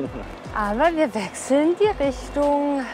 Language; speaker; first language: German; native; German